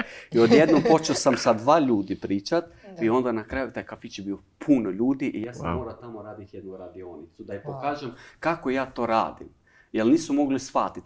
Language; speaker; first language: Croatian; non-native, learner; Albanian